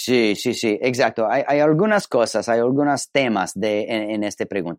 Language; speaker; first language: Spanish; non-native, learner; English